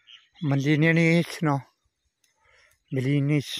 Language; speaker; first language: Filipino; non-native, learner; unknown